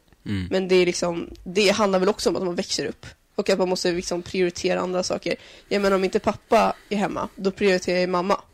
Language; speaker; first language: Swedish; native; Swedish